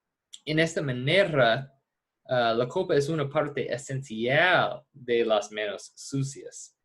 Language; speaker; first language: Spanish; non-native, fluent; English